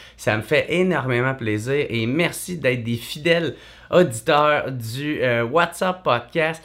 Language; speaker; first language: French; native; French